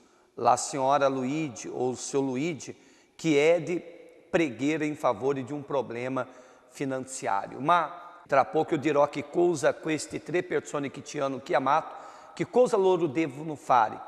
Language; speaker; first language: Italian; non-native, fluent; Portuguese